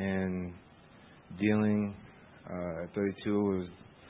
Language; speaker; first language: English; native; English